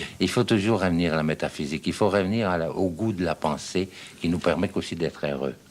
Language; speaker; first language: French; non-native, fluent; Serbian